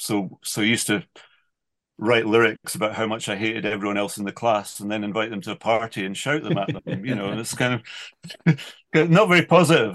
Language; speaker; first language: English; native; English